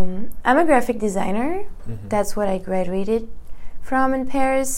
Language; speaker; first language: English; non-native, fluent; French